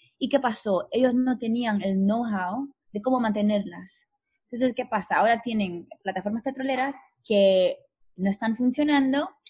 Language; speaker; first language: Spanish; native; Spanish